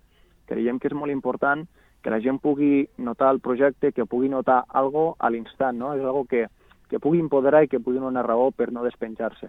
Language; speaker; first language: Catalan; native; Catalan